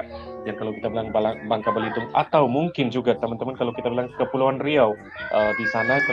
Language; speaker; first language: Indonesian; non-native, fluent; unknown